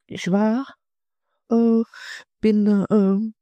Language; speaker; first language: German; early bilingual, other home language; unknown